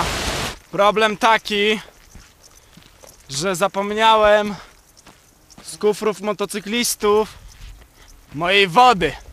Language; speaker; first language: Polish; native; Polish